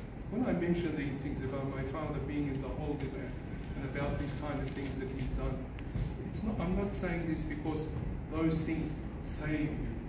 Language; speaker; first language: English; early bilingual, other home language; Russian